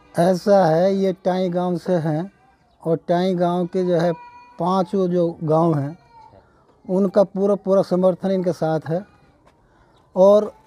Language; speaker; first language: Hindi; native; Hindi